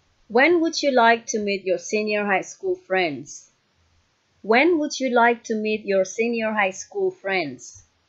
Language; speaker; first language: English; non-native, fluent; Indonesian